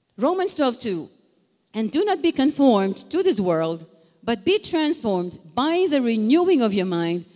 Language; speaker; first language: English; non-native, local second language; Filipino